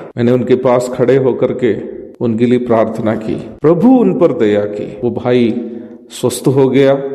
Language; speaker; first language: Hindi; non-native, local second language; Malayalam